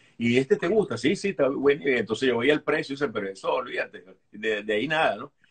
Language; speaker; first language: Spanish; native; Spanish